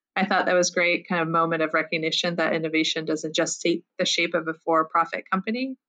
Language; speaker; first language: English; non-native, fluent; French